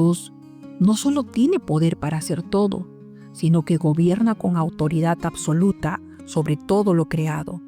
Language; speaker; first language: Spanish; native; Spanish